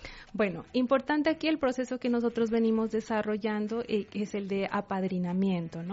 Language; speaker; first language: Spanish; native; Spanish